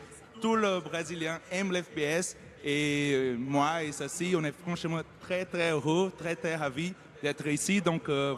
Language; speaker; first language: French; non-native, learner; Portuguese